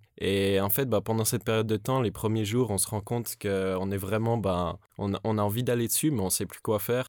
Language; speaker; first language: French; native; French